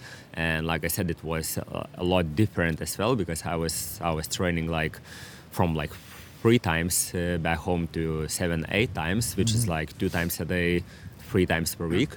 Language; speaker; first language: English; non-native, fluent; Lithuanian